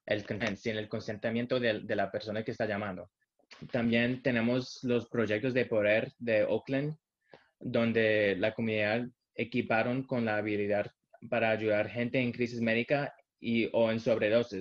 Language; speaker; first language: Spanish; early bilingual, heritage; Spanish